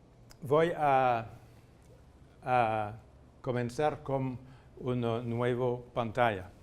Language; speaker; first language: Spanish; non-native, fluent; French